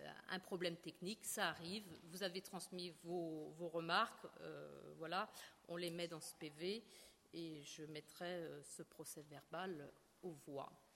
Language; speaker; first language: French; native; French